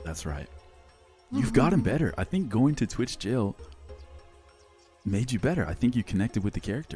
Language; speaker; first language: English; native; English